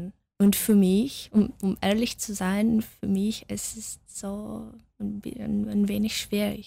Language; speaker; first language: German; non-native, fluent; Russian